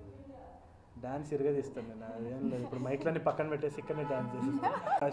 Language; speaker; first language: Telugu; native; Telugu